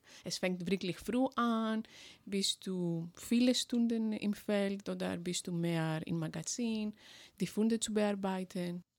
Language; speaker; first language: German; non-native, fluent; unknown